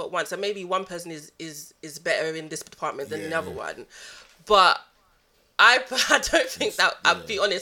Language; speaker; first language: English; native; English